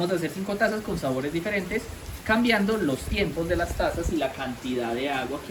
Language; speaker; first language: Spanish; native; Spanish